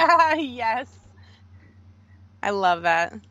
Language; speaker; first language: English; native; English